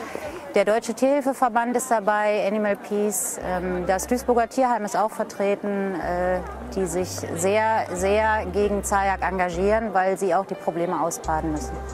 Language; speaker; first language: German; native; German